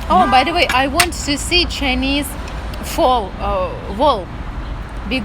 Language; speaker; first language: English; non-native, learner; Russian